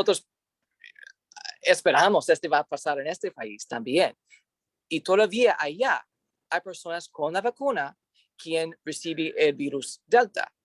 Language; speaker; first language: Spanish; non-native, learner; English